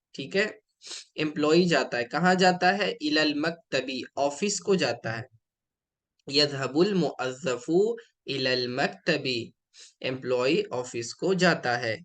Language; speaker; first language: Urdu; native; Urdu